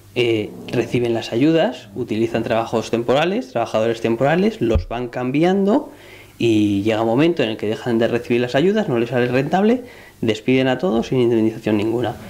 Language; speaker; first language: Spanish; native; Spanish